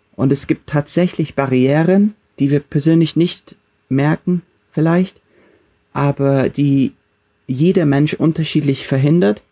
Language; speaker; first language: German; non-native, fluent; English